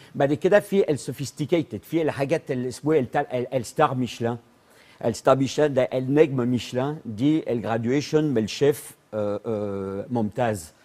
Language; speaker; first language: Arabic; non-native, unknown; French